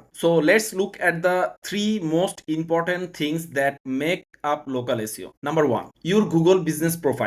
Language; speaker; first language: English; non-native, learner; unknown